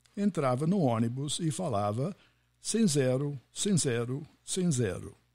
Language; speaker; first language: Portuguese; non-native, fluent; English